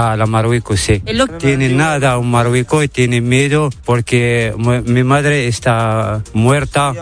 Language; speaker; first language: Spanish; non-native, learner; Arabic